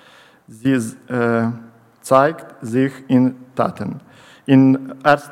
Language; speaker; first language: German; non-native, learner; Ukrainian